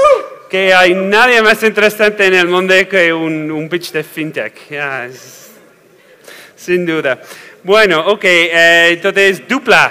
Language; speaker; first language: Spanish; non-native, fluent; English